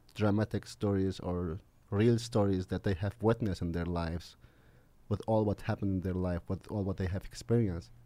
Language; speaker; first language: English; non-native, fluent; Arabic